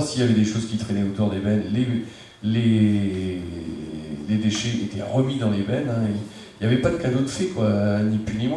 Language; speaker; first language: French; native; French